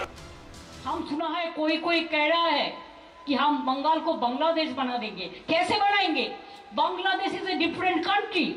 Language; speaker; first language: Hindi; non-native, local second language; Bangla